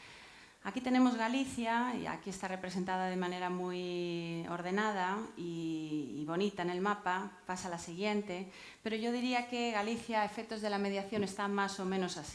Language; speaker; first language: Spanish; native; Spanish